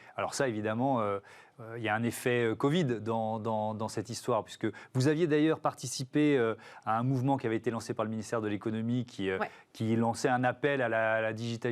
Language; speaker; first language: French; native; French